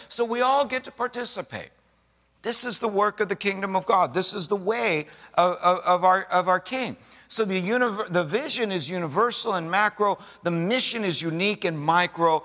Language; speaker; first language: English; native; English